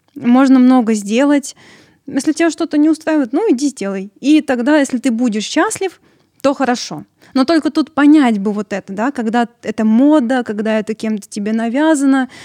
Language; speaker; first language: Russian; early bilingual, other home language; Georgian